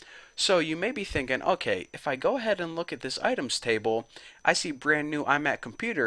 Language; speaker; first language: English; native; English